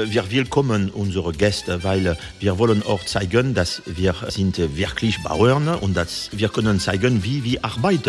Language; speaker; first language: German; non-native, fluent; French